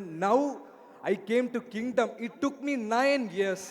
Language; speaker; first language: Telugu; non-native, learner; Malayalam